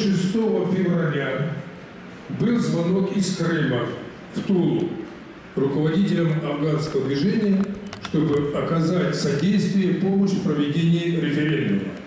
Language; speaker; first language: Russian; native; Russian